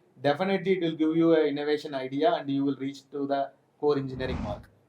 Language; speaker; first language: English; non-native, local second language; Tamil